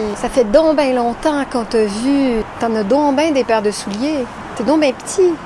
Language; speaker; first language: French; native; French